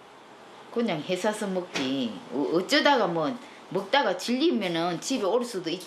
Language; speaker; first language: Korean; native; Korean